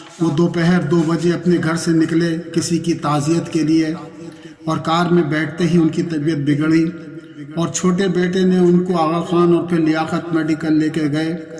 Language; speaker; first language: Urdu; native; Urdu